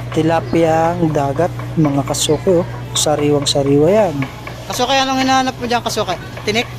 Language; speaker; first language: Filipino; native; Filipino